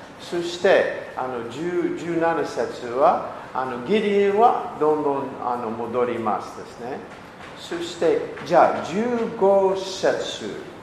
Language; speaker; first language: Japanese; non-native, learner; English